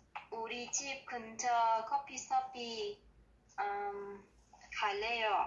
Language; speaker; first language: Korean; non-native, learner; Vietnamese